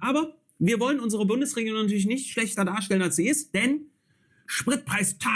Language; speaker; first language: German; native; German